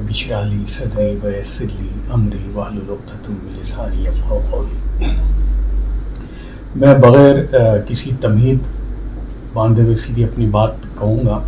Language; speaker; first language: Hindi; native; Hindi